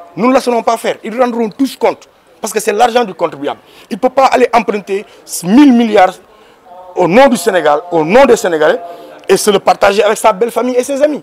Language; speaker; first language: French; non-native, local second language; Wolof